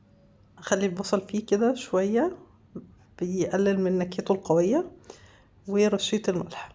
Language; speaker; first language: Arabic; native; Arabic